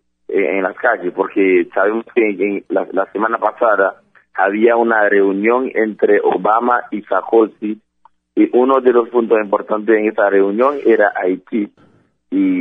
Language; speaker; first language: Spanish; non-native, fluent; Haitian Creole